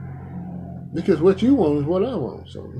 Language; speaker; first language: English; native; English